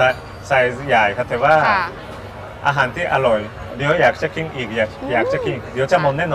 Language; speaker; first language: Thai; non-native, learner; Japanese